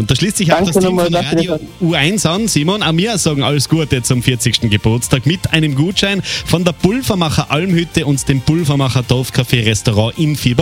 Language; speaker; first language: German; native; German